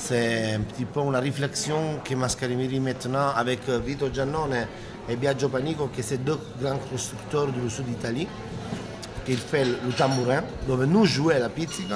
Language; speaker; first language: French; non-native, learner; Italian